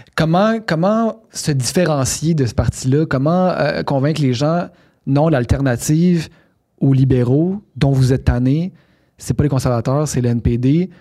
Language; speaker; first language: French; native; French